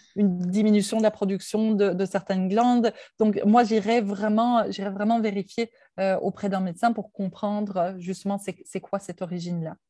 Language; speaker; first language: French; native; French